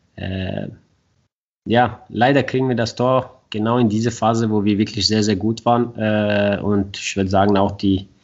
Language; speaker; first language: German; non-native, fluent; Swedish